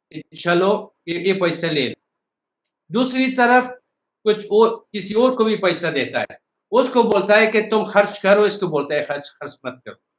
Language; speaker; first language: Hindi; non-native, learner; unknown